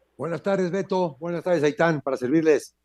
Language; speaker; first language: Spanish; native; Spanish